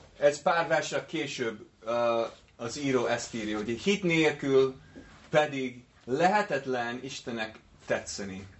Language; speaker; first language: Hungarian; non-native, fluent; English